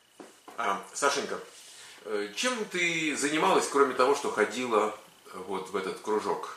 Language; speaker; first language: Russian; native; Russian